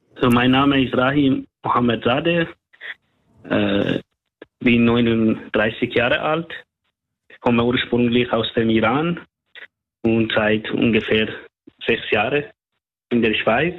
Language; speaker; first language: German; non-native, fluent; Persian